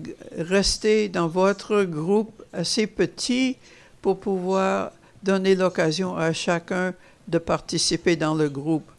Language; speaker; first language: French; non-native, fluent; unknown